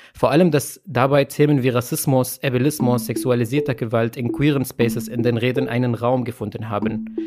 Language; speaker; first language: German; native; German